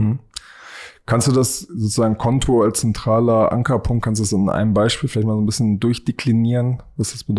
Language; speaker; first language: German; native; German